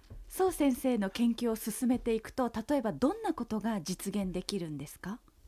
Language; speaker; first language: Japanese; native; Japanese